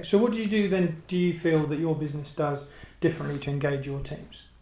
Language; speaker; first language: English; native; English